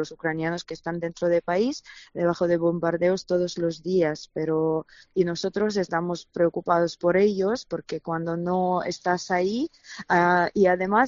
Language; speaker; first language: Spanish; non-native, fluent; Ukrainian